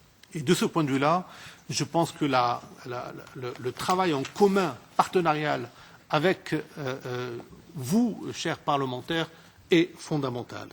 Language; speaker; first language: French; non-native, local second language; Arabic